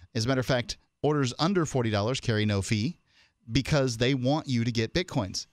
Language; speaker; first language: English; native; English